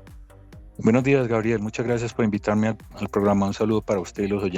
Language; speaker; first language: Spanish; native; Spanish